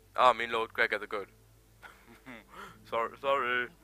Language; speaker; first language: English; native; English